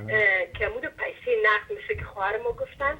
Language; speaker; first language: Persian; native; Persian